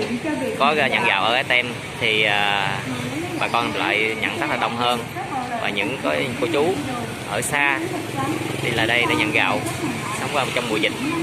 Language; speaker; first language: Vietnamese; native; Vietnamese